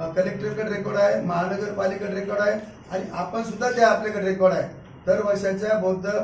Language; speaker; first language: Marathi; native; Marathi